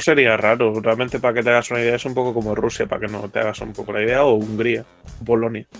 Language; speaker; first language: Spanish; native; Spanish